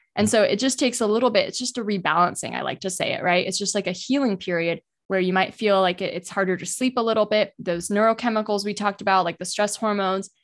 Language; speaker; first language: English; native; English